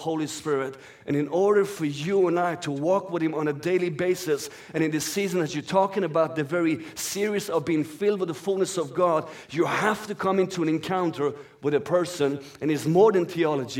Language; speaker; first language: English; non-native, fluent; Persian